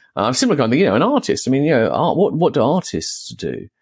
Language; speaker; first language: English; native; English